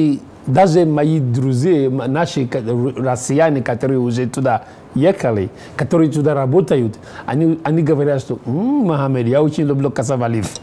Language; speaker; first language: Russian; non-native, learner; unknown